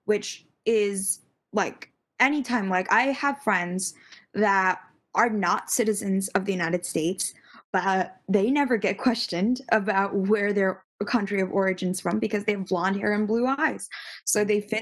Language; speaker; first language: English; early bilingual, other home language; Tamil